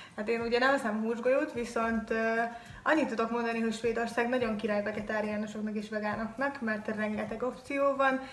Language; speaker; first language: Hungarian; native; Hungarian